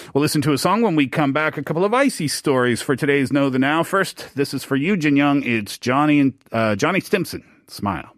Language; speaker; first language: English; native; English